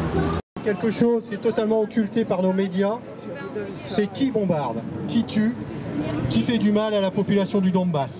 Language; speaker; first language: French; native; French